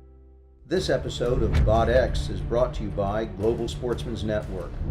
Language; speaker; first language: English; native; English